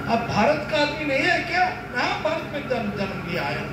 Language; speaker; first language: Hindi; non-native, local second language; Bangla